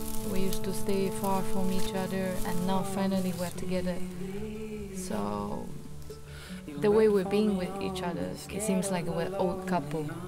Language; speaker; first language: English; non-native, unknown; Chinese